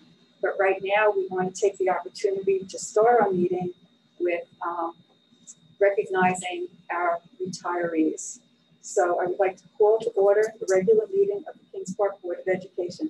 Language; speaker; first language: English; native; English